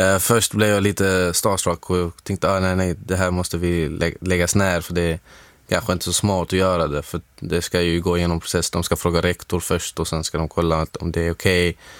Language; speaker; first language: Swedish; non-native, fluent; Arabic